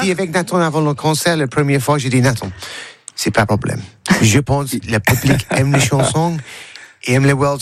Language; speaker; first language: French; non-native, learner; English